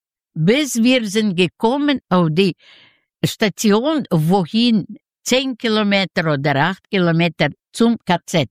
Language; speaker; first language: German; non-native, learner; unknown